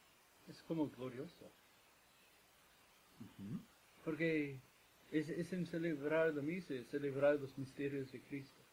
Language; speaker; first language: Spanish; non-native, fluent; English